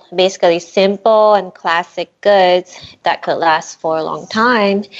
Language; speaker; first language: English; non-native, fluent; Japanese